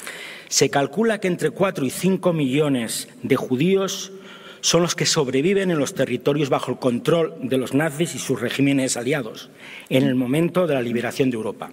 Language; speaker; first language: Spanish; native; Spanish